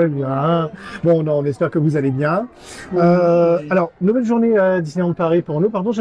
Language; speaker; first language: French; native; French